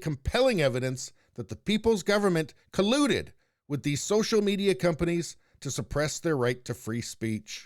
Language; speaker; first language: English; native; English